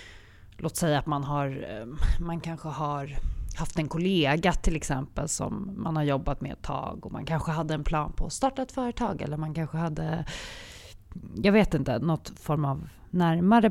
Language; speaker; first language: Swedish; native; Swedish